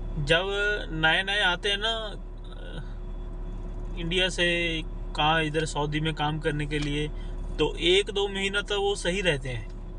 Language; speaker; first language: Hindi; non-native, local second language; Punjabi